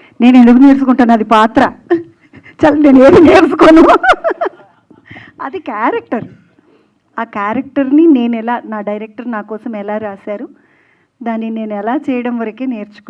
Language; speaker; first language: Telugu; native; Telugu